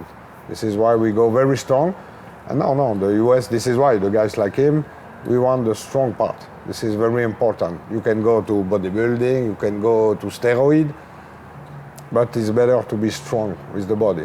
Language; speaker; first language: English; non-native, learner; French